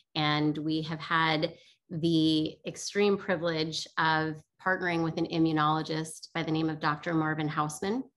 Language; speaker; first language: English; native; English